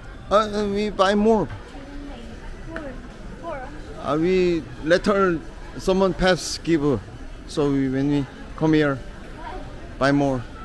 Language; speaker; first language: English; non-native, learner; Korean